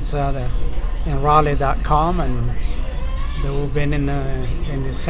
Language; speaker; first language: English; non-native, fluent; Arabic